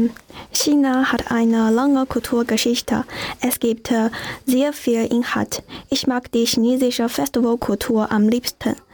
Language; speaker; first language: German; non-native, learner; Chinese